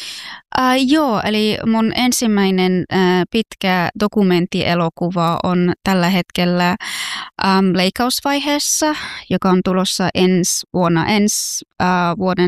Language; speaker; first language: Finnish; non-native, fluent; Persian